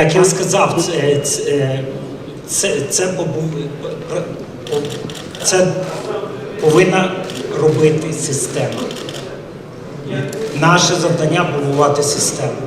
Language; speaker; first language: Ukrainian; non-native, local second language; Russian